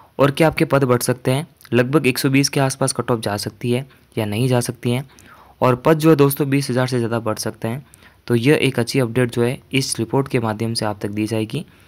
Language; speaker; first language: Hindi; native; Hindi